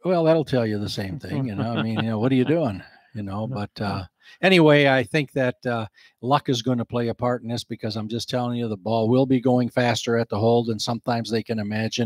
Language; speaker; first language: English; native; English